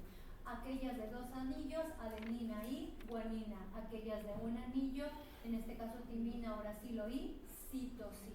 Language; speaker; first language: Spanish; native; Spanish